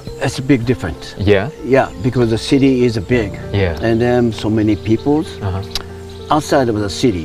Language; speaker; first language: English; non-native, learner; Japanese